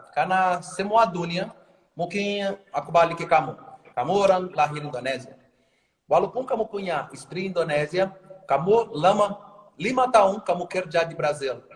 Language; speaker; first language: Indonesian; non-native, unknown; Portuguese